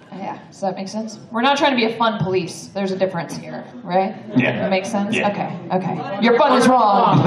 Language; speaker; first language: English; native; English